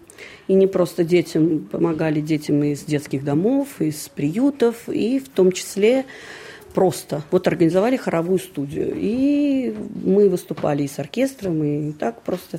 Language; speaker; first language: Russian; native; Russian